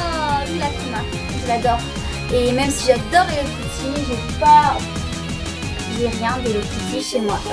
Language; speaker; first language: French; native; French